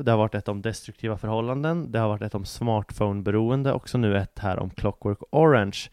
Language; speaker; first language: Swedish; native; Swedish